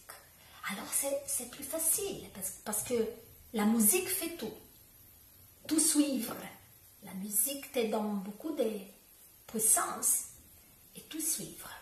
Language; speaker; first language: French; non-native, learner; Italian